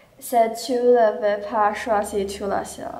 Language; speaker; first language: French; non-native, learner; English